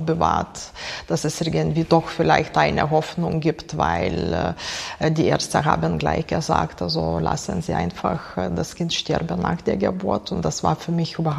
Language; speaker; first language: German; non-native, fluent; Lithuanian